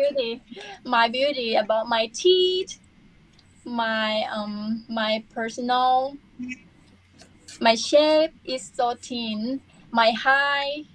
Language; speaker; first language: English; non-native, learner; Thai